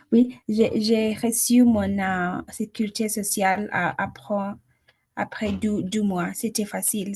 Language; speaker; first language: French; non-native, learner; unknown